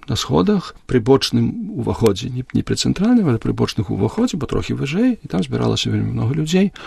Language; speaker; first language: Belarusian; non-native, local second language; Polish